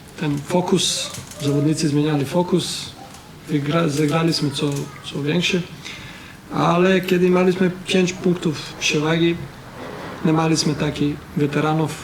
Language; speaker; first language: Polish; non-native, learner; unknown